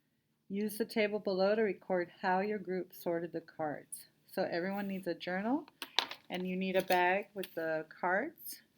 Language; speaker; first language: English; native; English